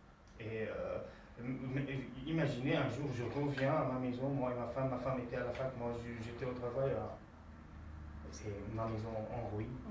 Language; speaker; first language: French; non-native, fluent; Arabic